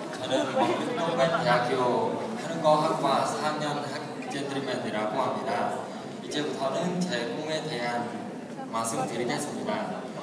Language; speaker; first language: Korean; non-native, learner; Khmer